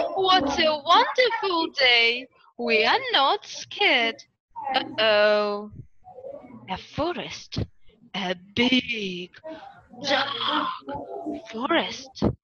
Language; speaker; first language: English; non-native, fluent; Russian